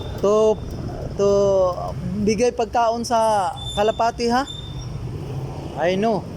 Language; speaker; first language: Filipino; non-native, local second language; Cebuano